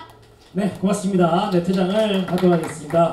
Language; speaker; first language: Korean; native; Korean